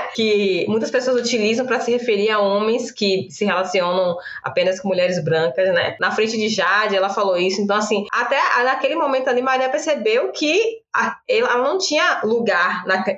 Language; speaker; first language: Portuguese; native; Portuguese